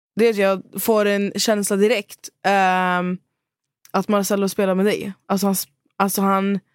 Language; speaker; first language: Swedish; native; Swedish